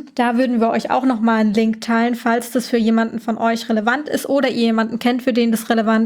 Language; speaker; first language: German; native; German